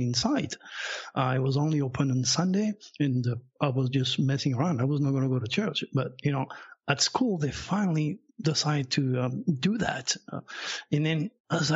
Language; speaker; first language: English; non-native, fluent; French